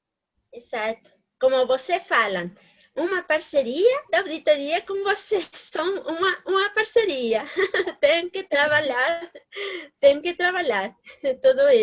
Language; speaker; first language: Portuguese; non-native, learner; Spanish